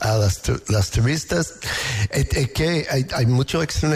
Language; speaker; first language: Spanish; non-native, learner; English